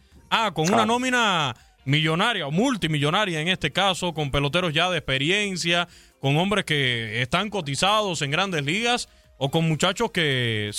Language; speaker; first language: Spanish; native; Spanish